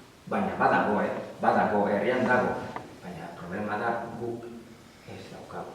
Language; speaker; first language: Basque; non-native, learner; Spanish